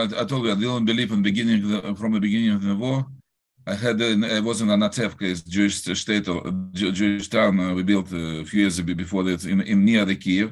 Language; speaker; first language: English; non-native, learner; Russian